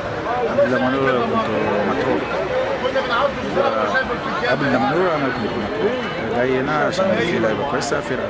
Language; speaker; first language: Arabic; non-native, learner; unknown